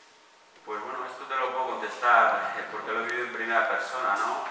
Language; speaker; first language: Spanish; native; Spanish